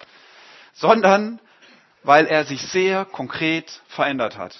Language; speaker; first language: German; native; German